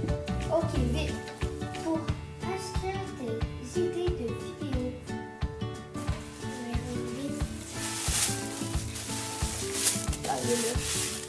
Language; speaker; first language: French; native; French